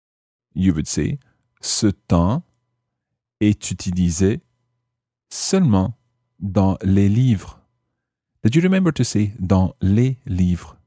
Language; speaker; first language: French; non-native, fluent; English